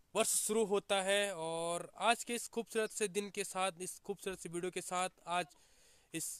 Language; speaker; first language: Hindi; native; Hindi